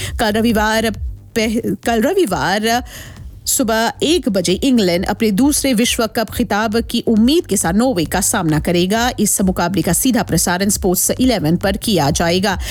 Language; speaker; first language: Hindi; non-native, local second language; Morisyen